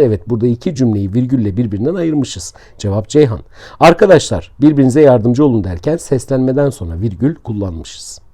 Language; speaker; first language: Turkish; native; Turkish